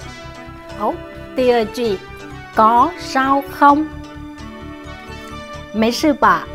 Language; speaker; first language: Chinese; non-native, local second language; Vietnamese